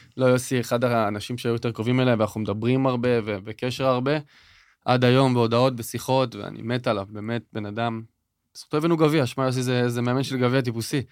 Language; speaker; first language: Hebrew; native; Hebrew